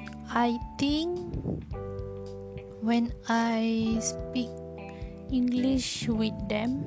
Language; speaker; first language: English; non-native, learner; Malay